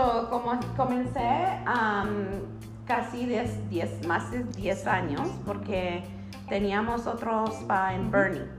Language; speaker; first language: Spanish; early bilingual, heritage; Spanish